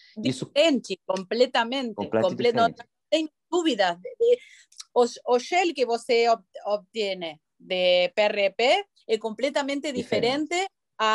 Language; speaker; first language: Portuguese; non-native, learner; Spanish